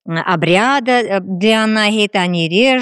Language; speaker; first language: Russian; non-native, fluent; Armenian